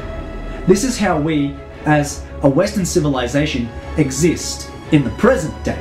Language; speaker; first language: English; native; English